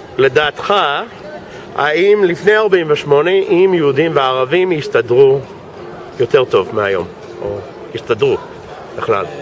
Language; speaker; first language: Hebrew; non-native, fluent; English